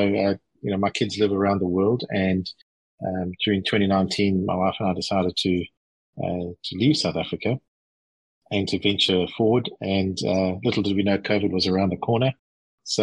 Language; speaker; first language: English; native; English